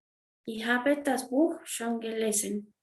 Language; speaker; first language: German; non-native, fluent; Spanish